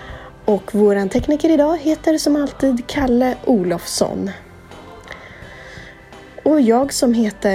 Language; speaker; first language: Swedish; native; Swedish